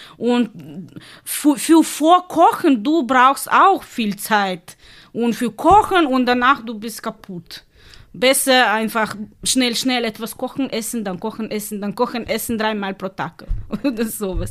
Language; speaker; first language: German; non-native, learner; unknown